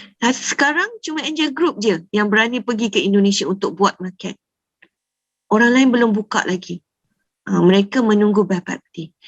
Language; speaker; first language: Malay; native; Malay